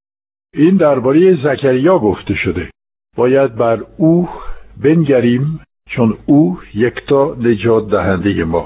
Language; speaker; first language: Persian; non-native, fluent; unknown